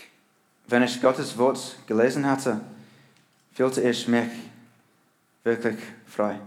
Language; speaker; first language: German; non-native, learner; English